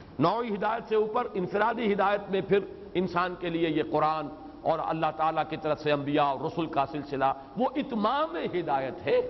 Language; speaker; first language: Urdu; native; Urdu